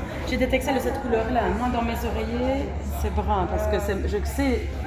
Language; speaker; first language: French; native; French